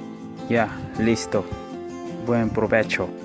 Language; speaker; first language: Spanish; non-native, learner; Korean